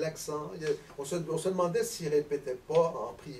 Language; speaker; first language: French; native; French